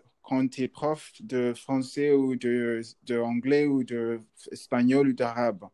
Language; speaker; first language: French; non-native, learner; English